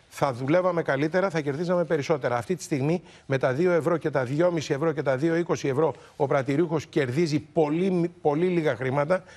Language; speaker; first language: Greek; native; Greek